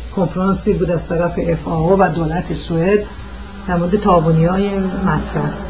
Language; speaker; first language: Persian; early bilingual, heritage; Persian